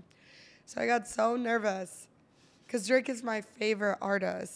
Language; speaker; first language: English; native; English